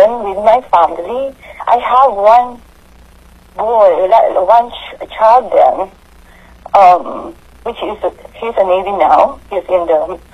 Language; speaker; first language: English; non-native, local second language; Filipino